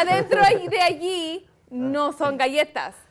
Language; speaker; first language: Spanish; early bilingual, heritage; Spanish